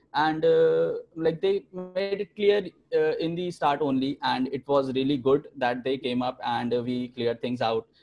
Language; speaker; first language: English; non-native, local second language; Hindi